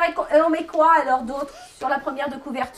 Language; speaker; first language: French; native; French